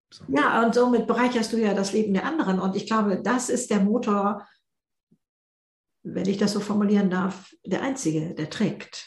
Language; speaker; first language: German; native; German